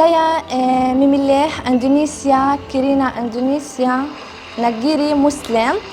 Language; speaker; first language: Indonesian; non-native, learner; Arabic